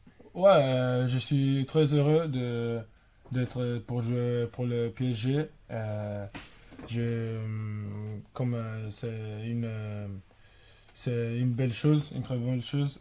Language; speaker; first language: French; non-native, learner; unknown